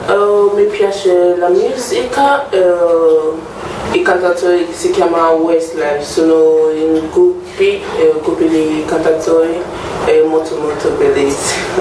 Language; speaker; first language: Italian; non-native, learner; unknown